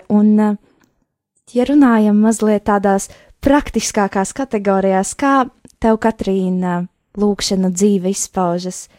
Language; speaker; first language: Latvian; native; Latvian